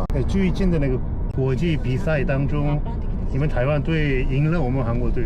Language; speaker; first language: Chinese; non-native, fluent; Korean